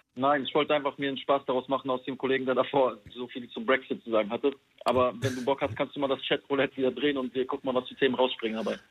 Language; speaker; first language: German; non-native, fluent; Polish